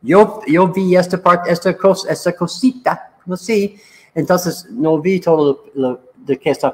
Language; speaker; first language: Spanish; non-native, learner; English